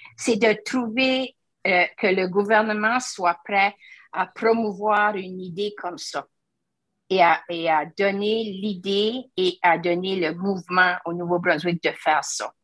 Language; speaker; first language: French; native; French